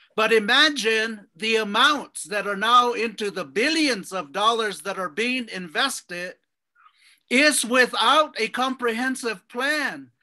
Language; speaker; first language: English; native; English